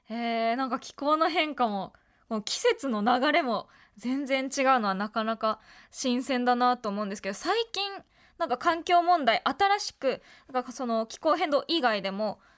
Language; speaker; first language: Japanese; native; Japanese